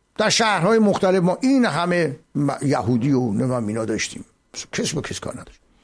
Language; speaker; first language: Persian; native; Persian